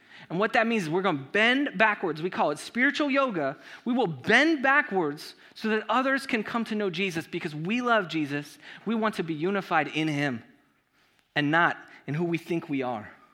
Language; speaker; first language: English; native; English